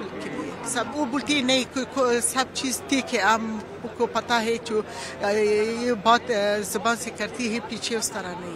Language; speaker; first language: Hindi; non-native, learner; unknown